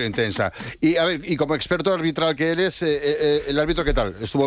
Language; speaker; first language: Spanish; native; Spanish